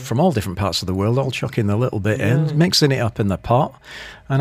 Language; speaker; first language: English; native; English